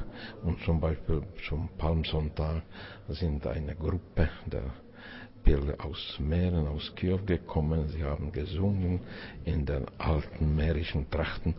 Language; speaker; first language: German; non-native, fluent; Czech